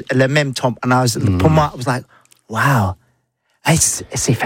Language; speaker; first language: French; non-native, learner; English